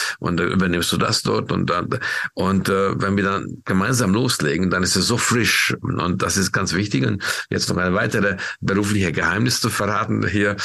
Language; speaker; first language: German; non-native, fluent; Hungarian